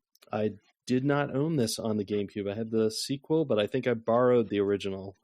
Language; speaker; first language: English; native; English